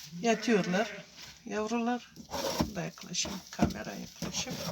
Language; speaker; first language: Turkish; non-native, fluent; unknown